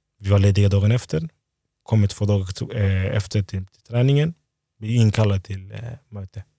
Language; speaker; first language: Swedish; early bilingual, other home language; Lingala